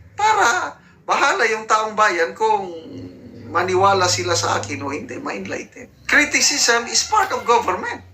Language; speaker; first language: Filipino; native; Filipino